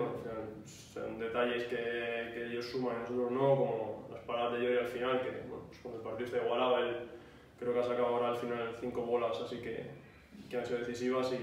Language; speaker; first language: Spanish; native; Spanish